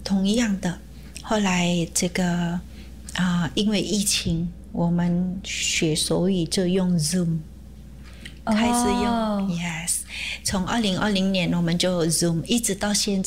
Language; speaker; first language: Chinese; non-native, fluent; Indonesian